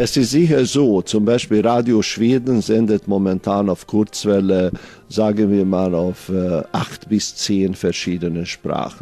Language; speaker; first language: German; non-native, fluent; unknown